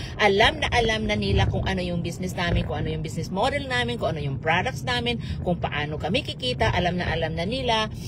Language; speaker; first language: Filipino; native; Filipino